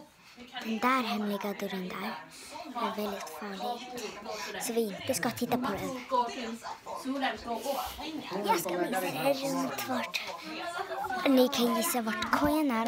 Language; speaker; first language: Swedish; early bilingual, other home language; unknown